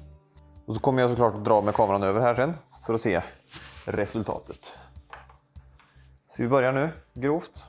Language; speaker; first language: Swedish; native; Swedish